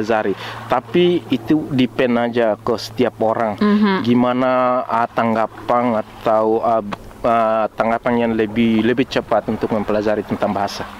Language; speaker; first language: Indonesian; non-native, local second language; Tetum